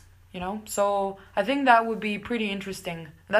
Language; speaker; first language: English; non-native, fluent; Spanish